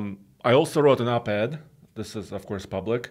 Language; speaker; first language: English; native; English